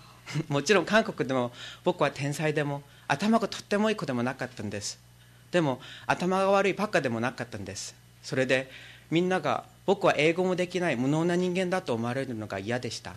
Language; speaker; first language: Japanese; non-native, learner; Korean